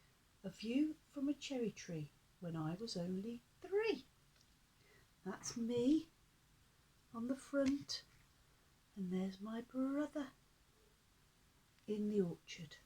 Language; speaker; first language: English; native; English